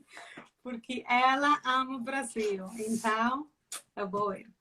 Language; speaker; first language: Portuguese; non-native, learner; Spanish